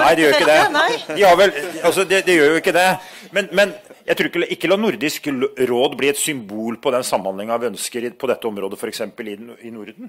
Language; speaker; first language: Norwegian; native; Norwegian